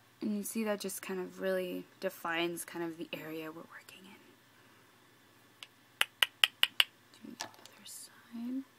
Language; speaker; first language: English; native; English